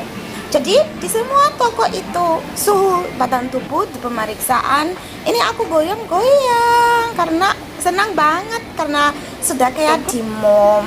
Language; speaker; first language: Indonesian; non-native, learner; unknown